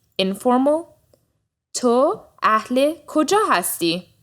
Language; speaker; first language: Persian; early bilingual, heritage; Persian